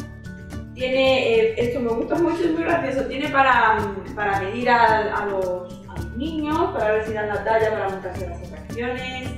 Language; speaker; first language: Spanish; native; Spanish